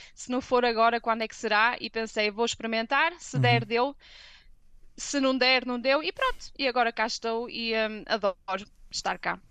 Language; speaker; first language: Portuguese; native; Portuguese